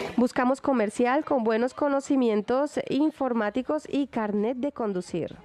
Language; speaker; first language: Spanish; native; Spanish